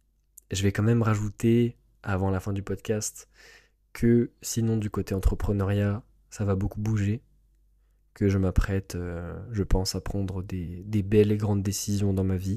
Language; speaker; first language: French; native; French